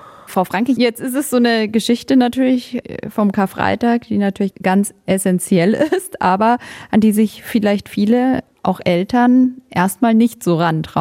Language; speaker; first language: German; native; German